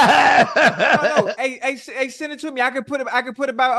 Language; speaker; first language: English; native; English